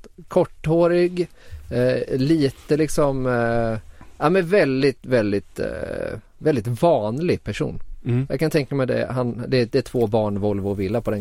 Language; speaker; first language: Swedish; native; Swedish